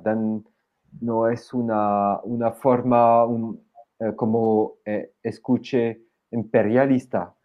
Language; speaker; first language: Spanish; non-native, fluent; French